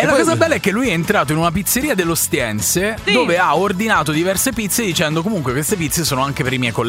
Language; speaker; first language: Italian; native; Italian